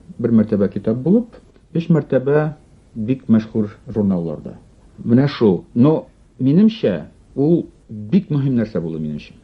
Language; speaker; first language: Tatar; non-native, local second language; Russian